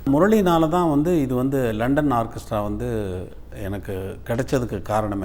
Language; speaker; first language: Tamil; native; Tamil